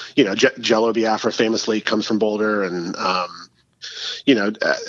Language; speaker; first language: English; native; English